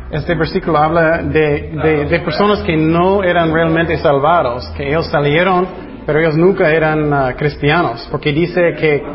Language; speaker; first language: Spanish; non-native, fluent; English